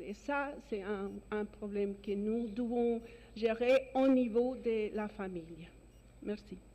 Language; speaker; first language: French; non-native, fluent; Spanish